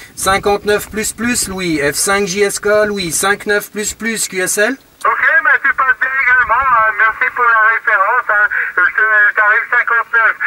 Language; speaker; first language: French; native; French